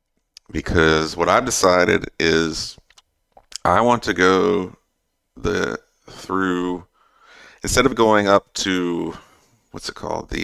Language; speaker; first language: English; native; English